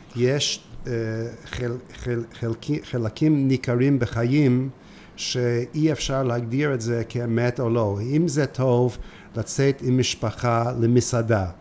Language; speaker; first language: Hebrew; non-native, fluent; English